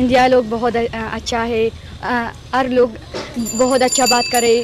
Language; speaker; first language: Hindi; non-native, learner; Persian